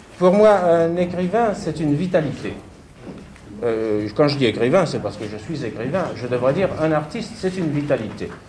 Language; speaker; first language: French; native; French